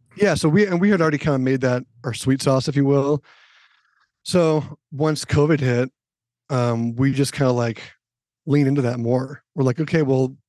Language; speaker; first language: English; native; English